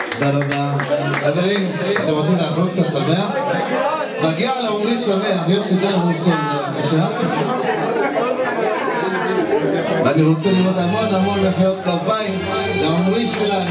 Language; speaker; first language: Hebrew; native; Hebrew